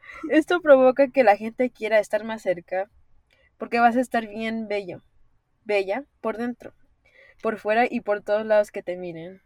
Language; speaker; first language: Spanish; early bilingual, heritage; Spanish